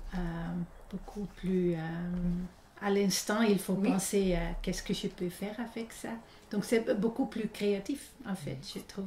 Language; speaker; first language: French; non-native, fluent; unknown